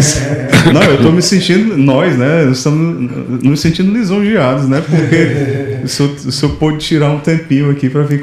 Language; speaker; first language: Portuguese; native; Portuguese